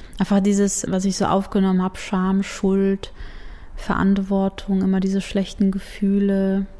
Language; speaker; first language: German; early bilingual, other home language; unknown